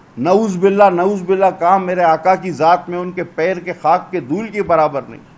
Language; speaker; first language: Urdu; non-native, local second language; Sindhi